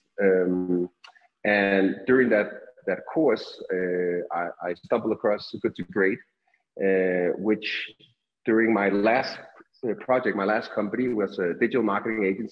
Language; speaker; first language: English; non-native, fluent; Danish